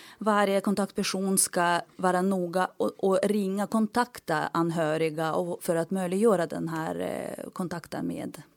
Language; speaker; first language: Swedish; non-native, fluent; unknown